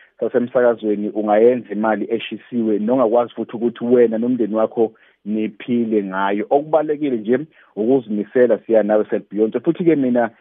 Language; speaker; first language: Zulu; native; Zulu